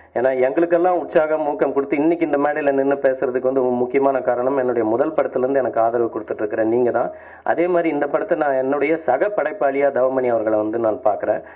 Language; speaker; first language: Tamil; native; Tamil